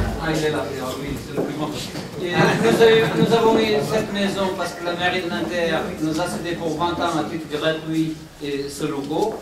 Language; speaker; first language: French; early bilingual, other home language; Portuguese